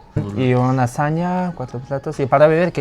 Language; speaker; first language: Spanish; early bilingual, other home language; Mongolian